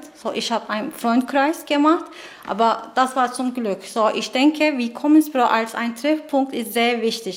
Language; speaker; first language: German; non-native, learner; Turkish